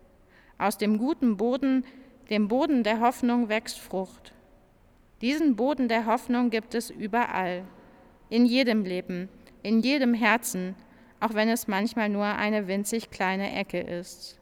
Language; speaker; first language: German; native; German